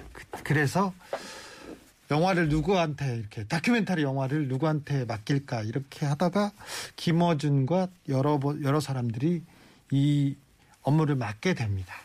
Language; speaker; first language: Korean; native; Korean